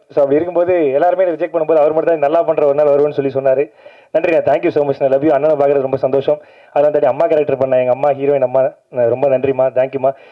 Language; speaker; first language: Tamil; native; Tamil